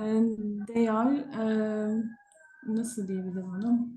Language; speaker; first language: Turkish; native; Turkish